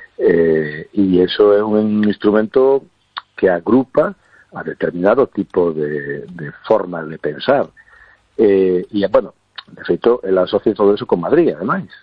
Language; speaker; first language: Galician; non-native, local second language; Spanish